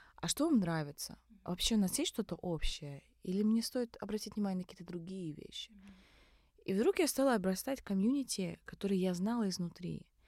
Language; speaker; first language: Russian; early bilingual, other home language; Tajik